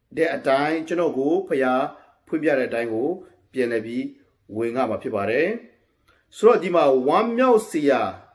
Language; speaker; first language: Burmese; non-native, local second language; Kachin